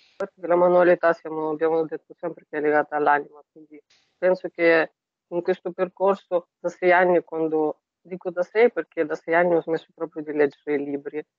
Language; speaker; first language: Italian; non-native, fluent; Russian